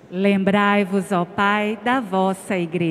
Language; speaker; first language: Portuguese; native; Portuguese